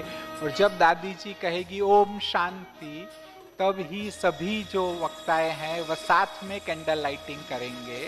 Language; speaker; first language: Hindi; native; Hindi